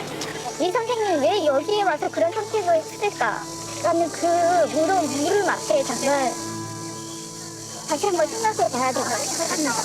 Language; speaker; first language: Korean; native; Korean